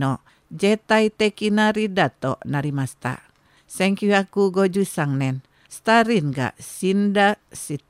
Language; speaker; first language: Japanese; non-native, fluent; Indonesian